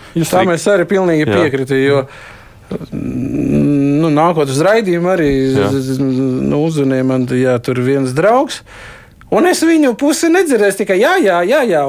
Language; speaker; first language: Latvian; non-native, local second language; Russian